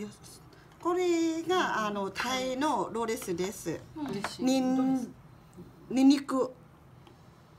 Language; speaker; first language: Japanese; non-native, learner; Thai